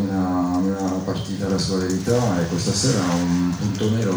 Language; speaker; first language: Italian; non-native, fluent; French